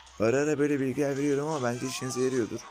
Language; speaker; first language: Turkish; native; Turkish